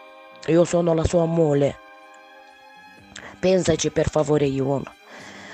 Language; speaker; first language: Italian; non-native, learner; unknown